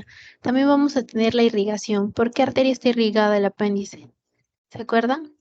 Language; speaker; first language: Spanish; native; Spanish